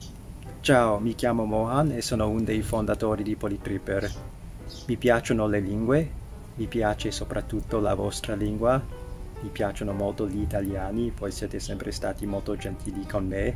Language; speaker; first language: Italian; non-native, fluent; English